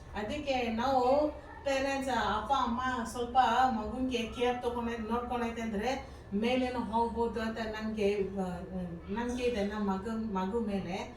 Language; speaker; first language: Kannada; non-native, learner; Manipuri